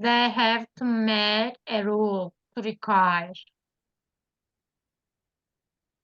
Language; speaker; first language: English; non-native, learner; Turkish